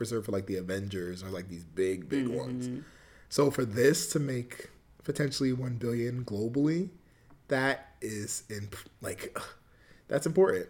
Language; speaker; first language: English; native; English